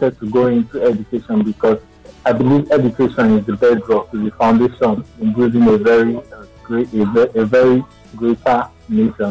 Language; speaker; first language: English; non-native, local second language; Igbo